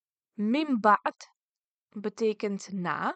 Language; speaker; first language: Dutch; early bilingual, other home language; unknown